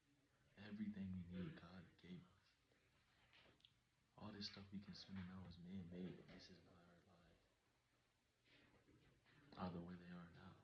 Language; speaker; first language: English; native; English